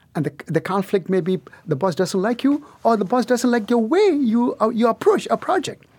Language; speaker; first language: English; non-native, local second language; Tamil